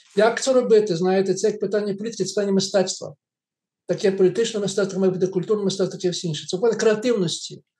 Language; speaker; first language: Ukrainian; native; Ukrainian